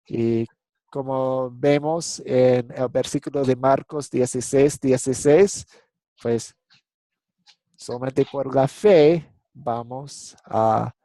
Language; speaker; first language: Spanish; non-native, fluent; English